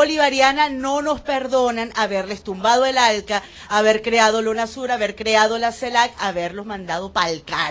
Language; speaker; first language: Spanish; native; Spanish